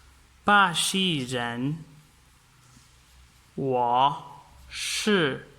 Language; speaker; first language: Chinese; non-native, fluent; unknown